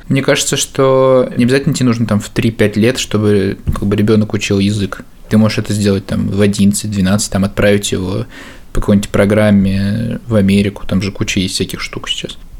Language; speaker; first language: Russian; native; Russian